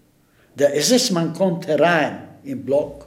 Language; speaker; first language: German; early bilingual, heritage; Czech